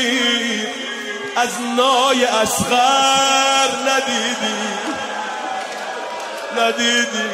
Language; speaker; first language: Persian; native; Persian